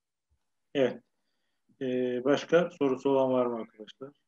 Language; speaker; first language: Turkish; native; Turkish